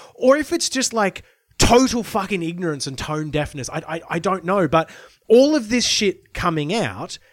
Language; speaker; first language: English; native; English